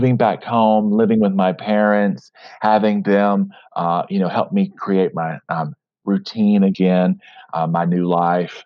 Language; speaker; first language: English; native; English